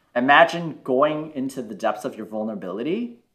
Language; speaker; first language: English; native; English